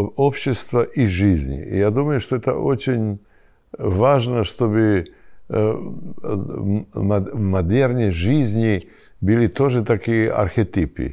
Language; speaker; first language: Russian; non-native, learner; Serbian